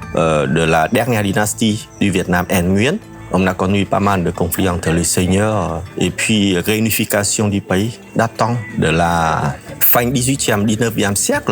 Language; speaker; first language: French; non-native, fluent; Vietnamese